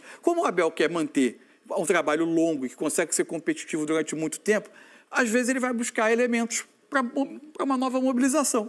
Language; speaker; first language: Portuguese; native; Portuguese